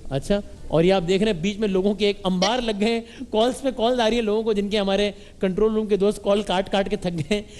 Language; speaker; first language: Urdu; native; Urdu